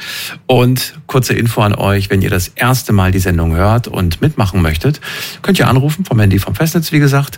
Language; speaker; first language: German; native; German